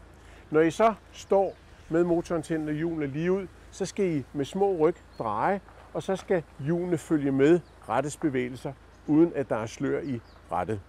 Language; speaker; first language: Danish; native; Danish